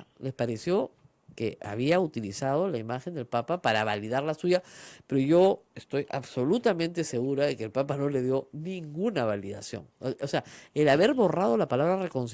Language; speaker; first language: Spanish; native; Spanish